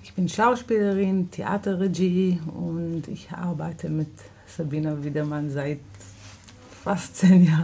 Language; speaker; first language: German; non-native, fluent; Hebrew